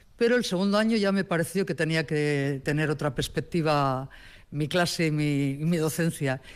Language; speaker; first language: Spanish; native; Spanish